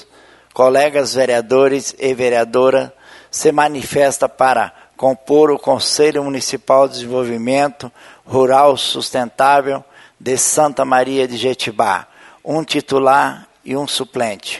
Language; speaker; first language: Portuguese; native; Portuguese